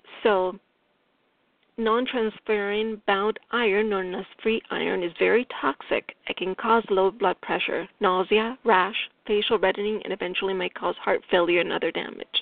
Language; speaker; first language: English; non-native, fluent; Italian